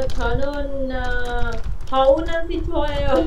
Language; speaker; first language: Korean; non-native, learner; Vietnamese